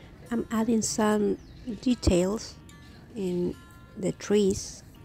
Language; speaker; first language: English; non-native, learner; Spanish